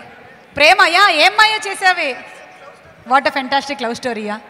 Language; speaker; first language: Telugu; native; Telugu